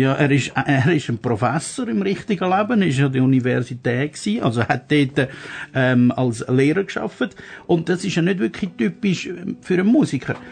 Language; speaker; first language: German; native; German